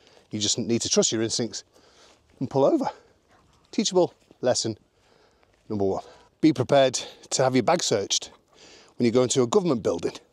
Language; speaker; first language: English; native; English